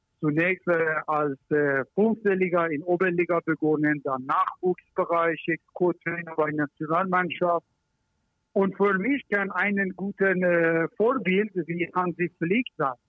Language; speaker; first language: German; non-native, learner; Persian